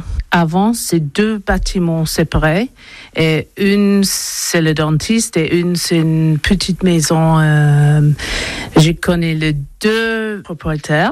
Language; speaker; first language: French; non-native, learner; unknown